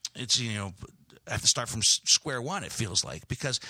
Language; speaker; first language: English; native; English